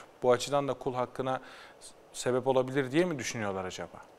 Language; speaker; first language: Turkish; native; Turkish